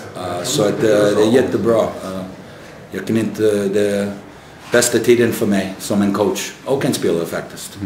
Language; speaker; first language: Swedish; non-native, fluent; English